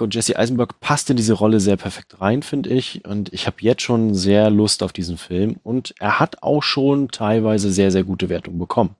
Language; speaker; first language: German; native; German